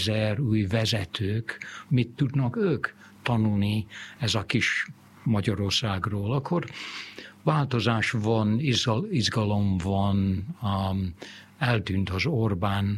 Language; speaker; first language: Hungarian; non-native, fluent; English